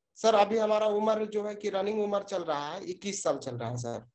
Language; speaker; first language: Hindi; native; Hindi